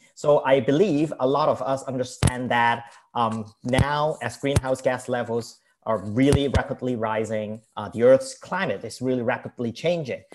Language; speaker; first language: English; non-native, local second language; Cantonese